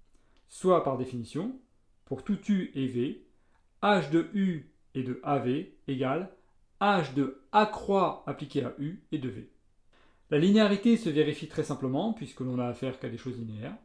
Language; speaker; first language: French; native; French